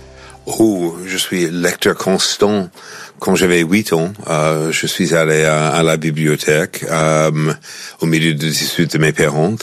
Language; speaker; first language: French; non-native, fluent; English